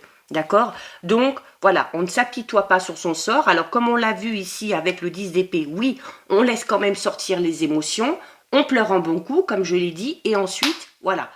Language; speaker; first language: French; native; French